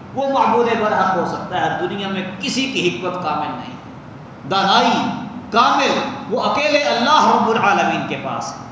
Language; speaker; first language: Urdu; non-native, local second language; Punjabi